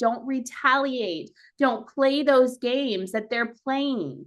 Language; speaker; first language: English; native; English